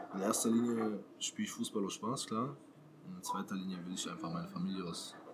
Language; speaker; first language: German; native; German